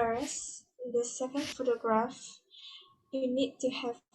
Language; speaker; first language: English; non-native, learner; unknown